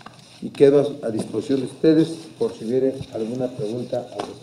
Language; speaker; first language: Spanish; native; Spanish